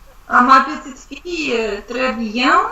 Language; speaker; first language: French; non-native, learner; Russian